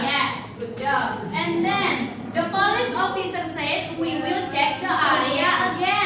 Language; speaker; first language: English; non-native, fluent; Indonesian